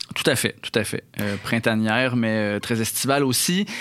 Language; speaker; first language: French; native; French